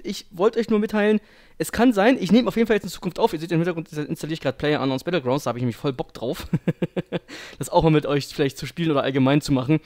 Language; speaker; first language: German; native; German